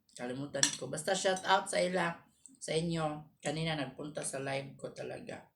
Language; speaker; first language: Filipino; non-native, local second language; Cebuano